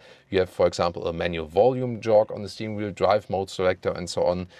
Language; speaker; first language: English; non-native, fluent; German